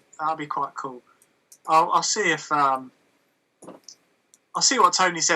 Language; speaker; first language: English; native; English